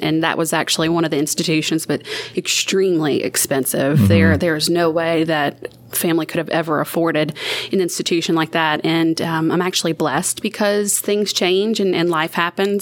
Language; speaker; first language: English; native; English